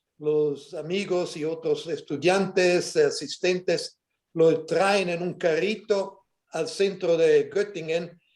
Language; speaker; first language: Spanish; non-native, fluent; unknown